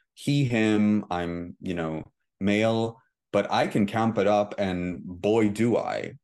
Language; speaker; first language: English; early bilingual, heritage; Hebrew